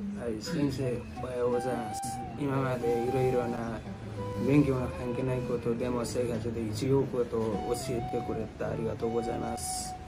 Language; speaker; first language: Japanese; non-native, learner; Nepali